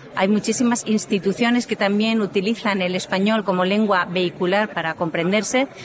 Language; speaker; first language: Spanish; native; Spanish